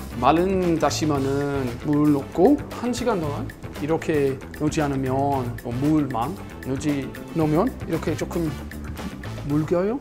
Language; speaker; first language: Korean; non-native, learner; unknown